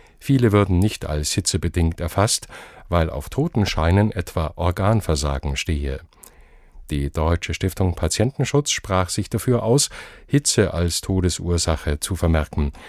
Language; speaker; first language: German; native; German